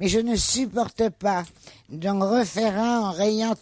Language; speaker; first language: French; native; French